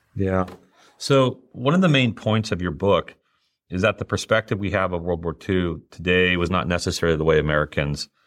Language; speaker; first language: English; native; English